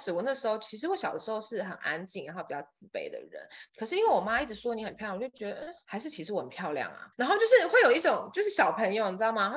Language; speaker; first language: Chinese; non-native, fluent; Thai